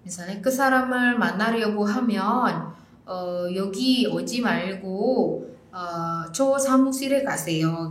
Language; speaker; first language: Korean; non-native, fluent; Indonesian